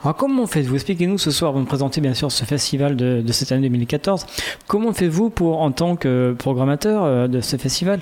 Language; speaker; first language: French; native; French